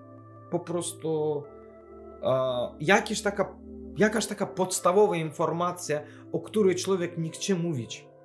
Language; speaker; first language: Polish; non-native, fluent; Azerbaijani